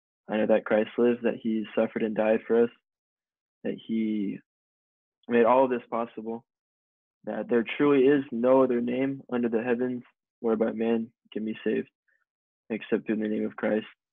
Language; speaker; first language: English; native; English